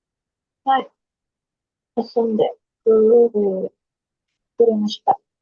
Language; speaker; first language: Japanese; non-native, learner; Indonesian